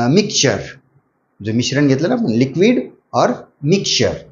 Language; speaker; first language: Hindi; non-native, local second language; Marathi